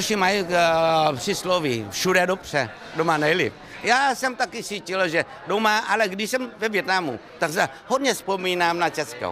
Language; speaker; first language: Czech; non-native, fluent; Vietnamese